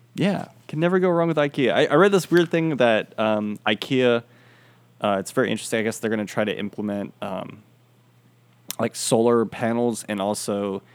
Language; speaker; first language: English; early bilingual, other home language; Filipino